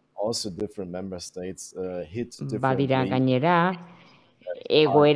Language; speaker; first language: Basque; non-native, learner; German